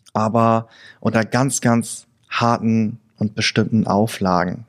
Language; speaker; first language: German; native; German